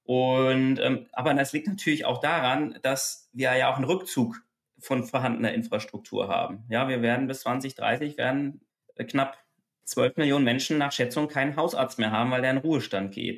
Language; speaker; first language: German; native; German